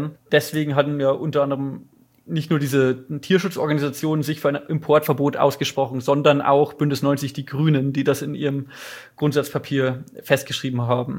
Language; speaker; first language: German; native; German